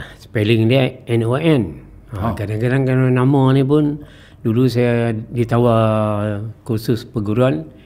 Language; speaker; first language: Malay; native; Malay